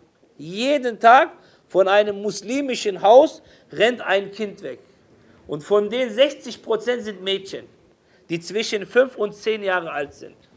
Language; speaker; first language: German; non-native, fluent; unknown